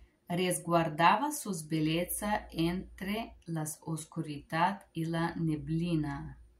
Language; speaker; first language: Spanish; non-native, learner; Macedonian